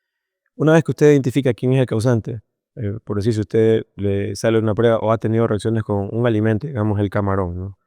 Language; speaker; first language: Spanish; native; Spanish